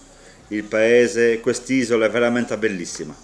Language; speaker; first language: Italian; early bilingual, heritage; Italian